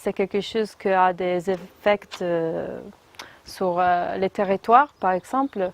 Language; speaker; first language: French; non-native, fluent; Italian